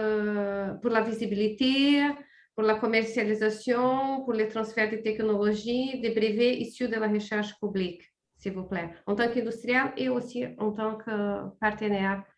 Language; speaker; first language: French; non-native, fluent; Portuguese